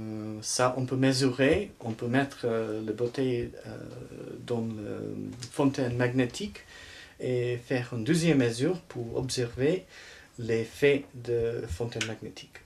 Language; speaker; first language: French; non-native, learner; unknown